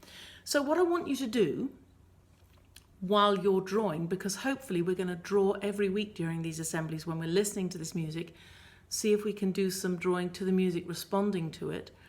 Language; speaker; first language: English; native; English